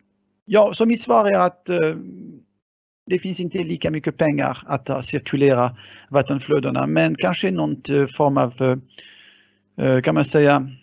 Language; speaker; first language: Swedish; non-native, fluent; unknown